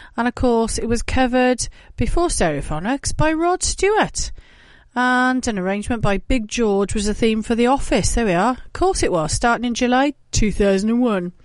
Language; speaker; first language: English; native; English